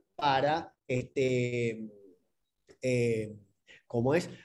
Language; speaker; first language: Spanish; native; Spanish